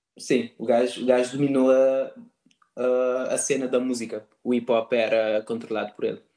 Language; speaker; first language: Portuguese; non-native, local second language; Kabuverdianu